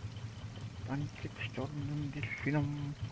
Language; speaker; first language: Russian; non-native, local second language; Yakut